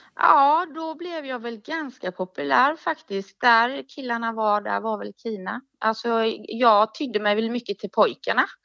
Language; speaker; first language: Swedish; early bilingual, other home language; Danish